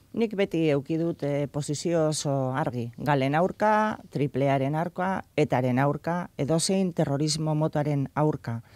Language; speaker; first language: Basque; non-native, local second language; Spanish